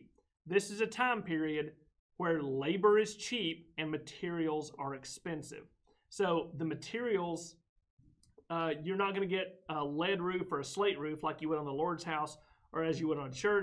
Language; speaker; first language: English; native; English